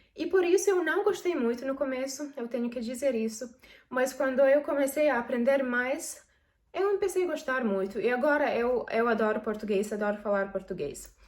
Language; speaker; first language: Portuguese; non-native, fluent; Serbian